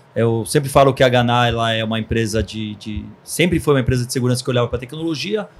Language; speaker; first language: Portuguese; early bilingual, other home language; Hebrew